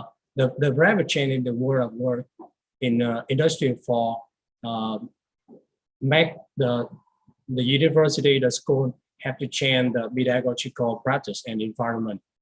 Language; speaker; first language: English; non-native, learner; Vietnamese